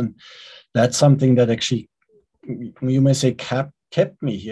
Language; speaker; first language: English; non-native, fluent; German